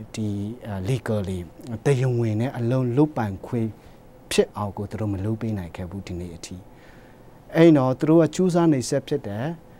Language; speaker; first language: Burmese; non-native, local second language; Hakha Chin